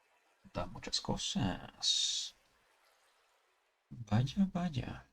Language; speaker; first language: Spanish; early bilingual, heritage; Spanish